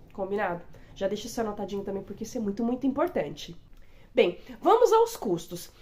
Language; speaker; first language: Portuguese; native; Portuguese